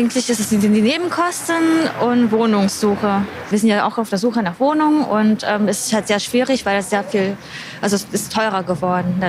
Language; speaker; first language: German; native; German